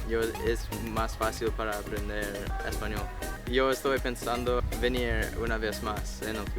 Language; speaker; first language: Spanish; non-native, learner; English